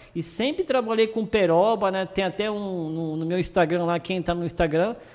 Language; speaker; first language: Portuguese; early bilingual, other home language; Japanese